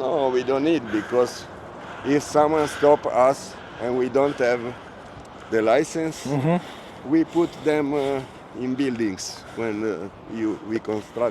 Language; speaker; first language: English; non-native, learner; Italian